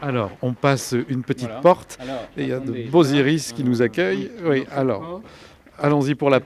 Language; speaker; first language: French; native; French